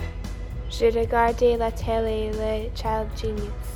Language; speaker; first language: French; non-native, learner; English